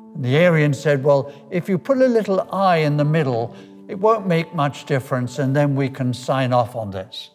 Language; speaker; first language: English; native; English